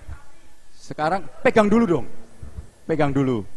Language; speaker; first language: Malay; non-native, local second language; Javanese